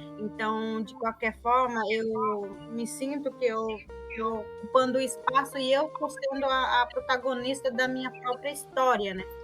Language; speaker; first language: Portuguese; non-native, local second language; Guarani